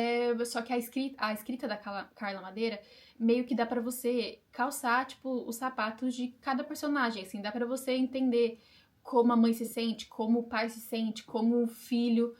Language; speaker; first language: Portuguese; native; Portuguese